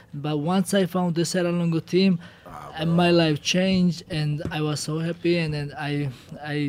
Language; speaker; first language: English; non-native, learner; Georgian